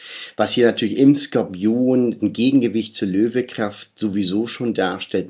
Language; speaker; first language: German; native; German